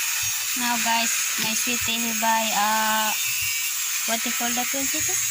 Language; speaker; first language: English; non-native, learner; Cebuano